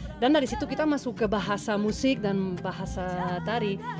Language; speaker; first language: Indonesian; non-native, fluent; Spanish